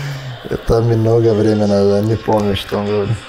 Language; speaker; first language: Russian; non-native, learner; Portuguese